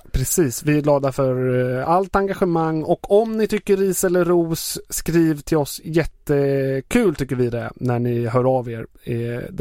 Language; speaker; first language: Swedish; native; Swedish